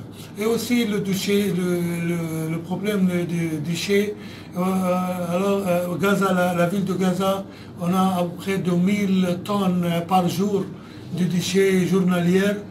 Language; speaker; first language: French; non-native, fluent; Arabic